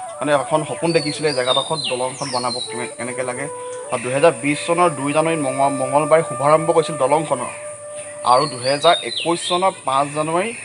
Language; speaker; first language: Assamese; native; Assamese